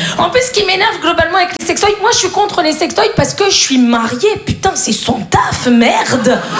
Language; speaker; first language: French; native; French